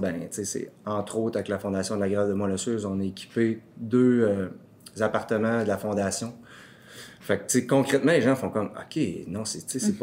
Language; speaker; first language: French; native; French